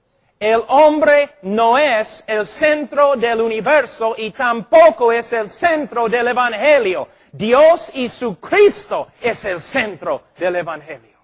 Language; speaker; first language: Spanish; non-native, fluent; English